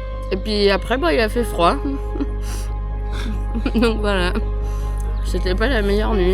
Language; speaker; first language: French; native; French